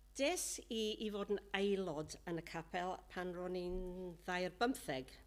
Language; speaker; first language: Welsh; non-native, local second language; English